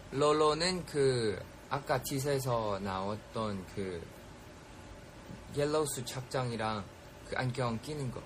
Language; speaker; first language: Korean; non-native, fluent; Thai